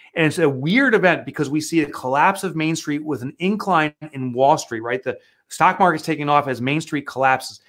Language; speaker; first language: English; native; English